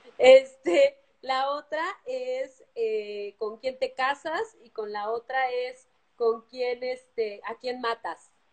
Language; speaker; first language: Spanish; native; Spanish